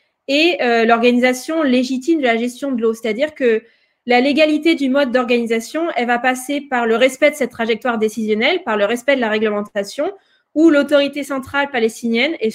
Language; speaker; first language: French; native; French